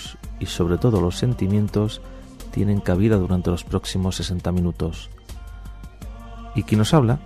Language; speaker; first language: Spanish; native; Spanish